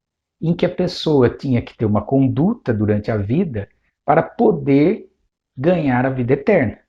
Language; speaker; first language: Portuguese; native; Portuguese